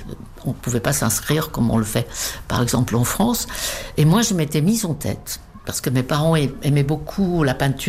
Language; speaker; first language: French; non-native, fluent; Czech